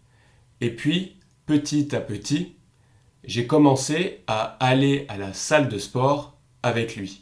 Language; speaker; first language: French; native; French